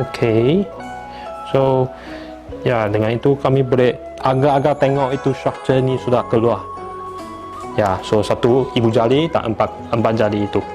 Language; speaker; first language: Indonesian; non-native, local second language; Chinese